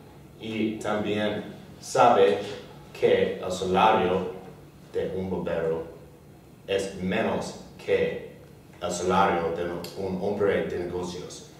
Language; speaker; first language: Spanish; non-native, learner; English